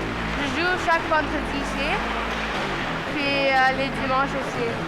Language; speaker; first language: French; non-native, local second language; English